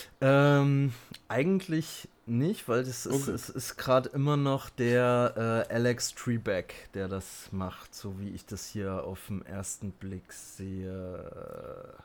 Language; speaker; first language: German; native; German